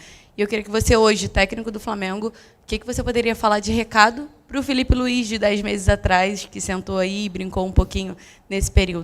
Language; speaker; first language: Portuguese; native; Portuguese